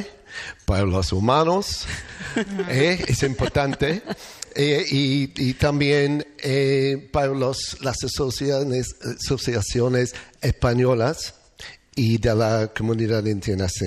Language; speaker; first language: Spanish; non-native, learner; English